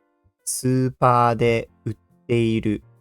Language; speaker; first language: Japanese; non-native, fluent; English